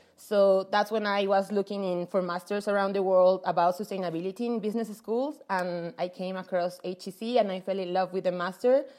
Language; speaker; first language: English; non-native, fluent; Spanish